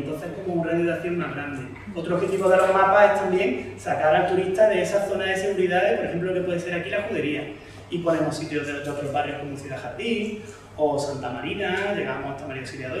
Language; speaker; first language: Spanish; native; Spanish